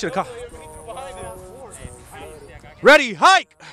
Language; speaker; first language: English; native; English